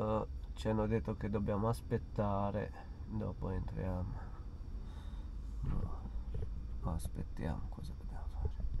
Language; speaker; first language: Italian; non-native, fluent; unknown